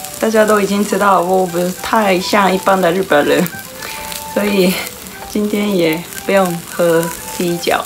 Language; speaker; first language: Chinese; non-native, learner; Japanese